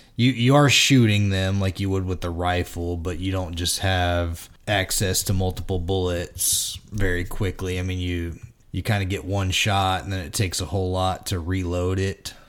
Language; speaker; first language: English; native; English